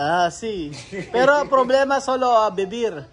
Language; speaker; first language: Spanish; non-native, learner; Filipino